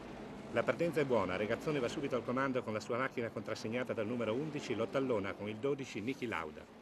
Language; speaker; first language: Italian; native; Italian